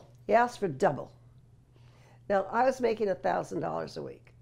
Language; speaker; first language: English; native; English